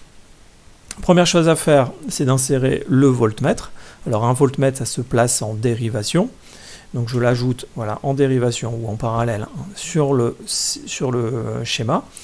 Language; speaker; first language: French; native; French